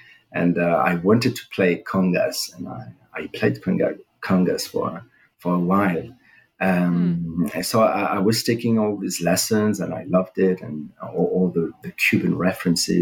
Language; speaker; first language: English; non-native, fluent; French